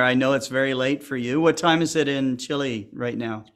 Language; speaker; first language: English; native; English